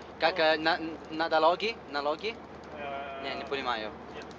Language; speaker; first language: Russian; non-native, learner; Italian